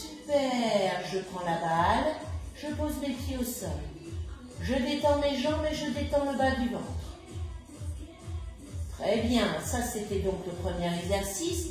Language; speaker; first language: French; native; French